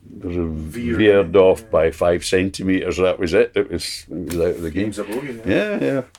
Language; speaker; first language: English; native; English